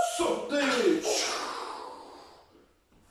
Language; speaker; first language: French; native; French